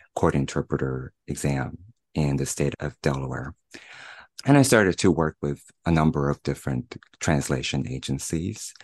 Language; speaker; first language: English; non-native, fluent; Chinese